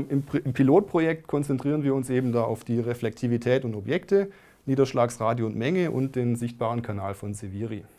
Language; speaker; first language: German; native; German